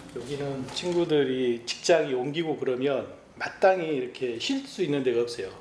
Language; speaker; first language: Korean; native; Korean